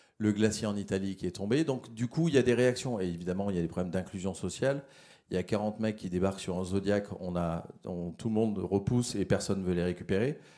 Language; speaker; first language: French; native; French